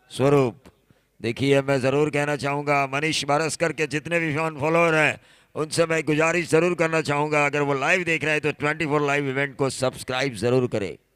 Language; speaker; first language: Hindi; non-native, local second language; Marathi